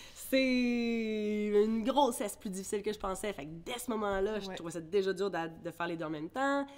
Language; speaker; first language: French; early bilingual, other home language; English